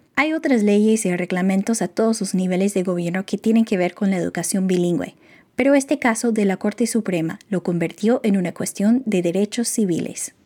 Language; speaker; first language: Spanish; non-native, fluent; English